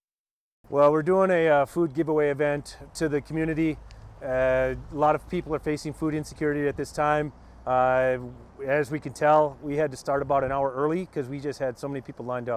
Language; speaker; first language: English; native; English